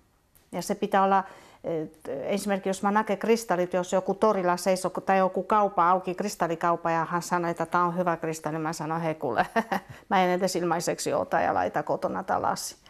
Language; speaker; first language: Finnish; non-native, fluent; Polish